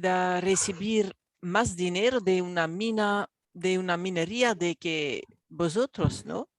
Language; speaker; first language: Spanish; non-native, fluent; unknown